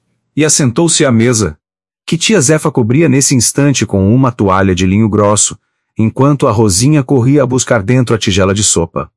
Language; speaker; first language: Portuguese; native; Portuguese